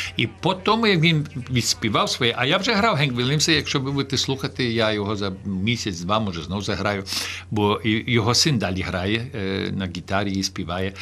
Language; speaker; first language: Ukrainian; early bilingual, heritage; Ukrainian